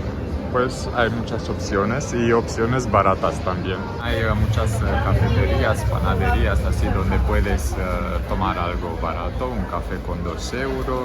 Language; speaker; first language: Spanish; non-native, fluent; German